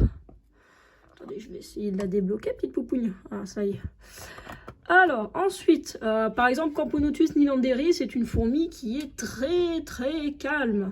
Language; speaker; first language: French; native; French